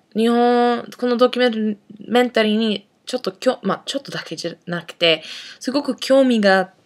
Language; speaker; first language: Japanese; non-native, fluent; English